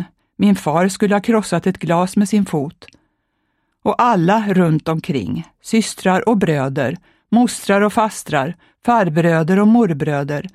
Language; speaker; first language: Swedish; early bilingual, other home language; Hungarian